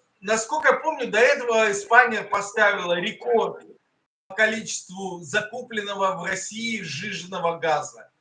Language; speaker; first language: Russian; native; Russian